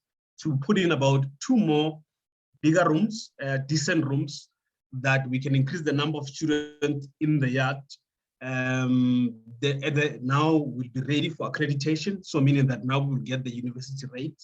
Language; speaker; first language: English; non-native, local second language; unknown